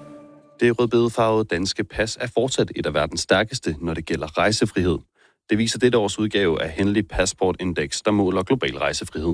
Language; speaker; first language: Danish; native; Danish